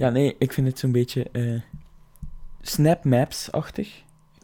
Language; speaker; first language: Dutch; native; Dutch